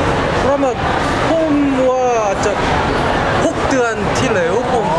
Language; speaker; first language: Thai; non-native, fluent; Korean